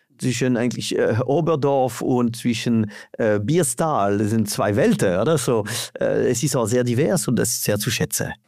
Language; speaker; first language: German; non-native, fluent; French